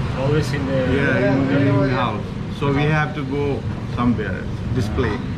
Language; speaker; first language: English; non-native, learner; Tamil